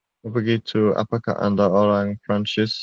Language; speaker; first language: Indonesian; non-native, learner; English